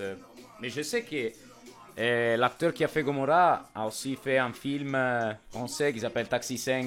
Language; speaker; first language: French; non-native, fluent; Italian